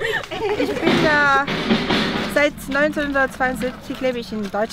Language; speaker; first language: German; non-native, fluent; Romanian